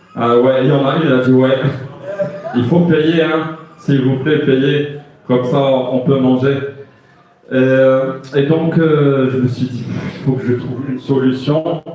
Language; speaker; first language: French; non-native, local second language; Arabic